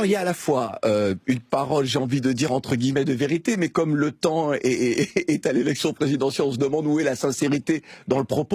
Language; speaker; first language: French; native; French